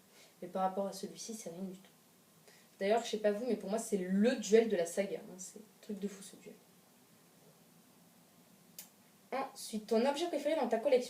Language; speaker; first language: French; native; French